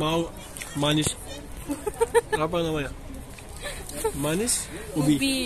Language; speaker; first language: Indonesian; non-native, learner; Turkish